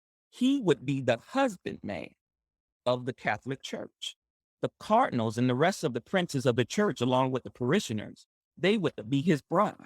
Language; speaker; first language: English; native; English